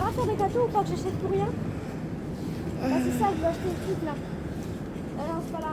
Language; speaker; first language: French; native; French